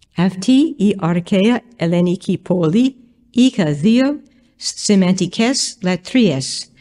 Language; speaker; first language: Greek; non-native, fluent; English